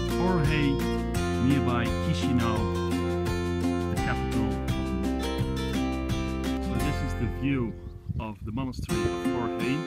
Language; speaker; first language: English; non-native, fluent; Dutch